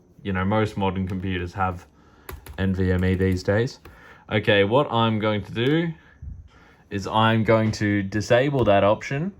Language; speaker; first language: English; native; English